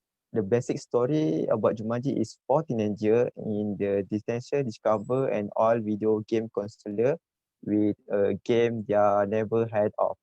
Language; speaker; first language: English; non-native, learner; Malay